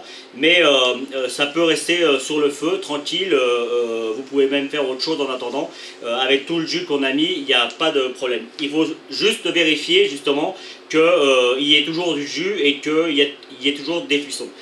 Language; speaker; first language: French; native; French